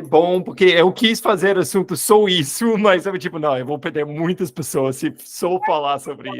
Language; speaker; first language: Portuguese; non-native, fluent; English